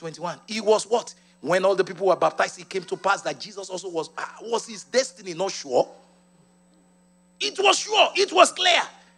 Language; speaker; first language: English; non-native, local second language; Yoruba